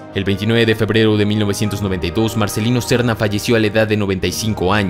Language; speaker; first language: Spanish; native; Spanish